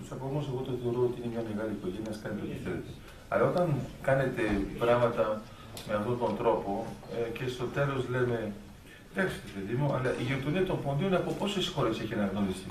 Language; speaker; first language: Greek; early bilingual, heritage; Greek